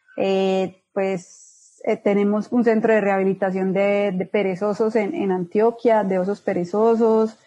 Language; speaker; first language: Spanish; native; Spanish